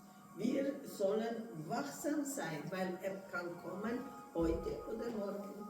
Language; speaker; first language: German; non-native, fluent; Portuguese